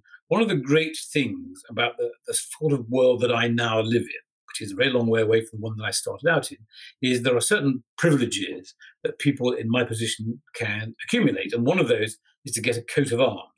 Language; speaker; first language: English; native; English